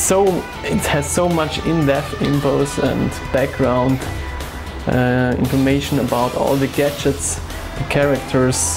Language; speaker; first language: English; non-native, fluent; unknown